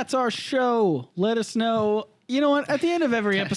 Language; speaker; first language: English; native; English